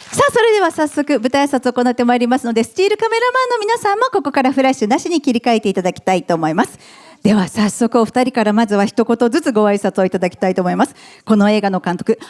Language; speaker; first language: Japanese; native; Japanese